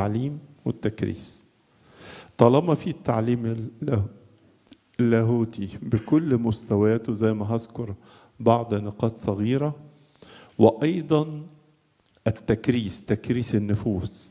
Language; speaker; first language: Arabic; native; Arabic